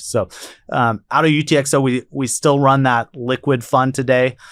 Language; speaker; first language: English; native; English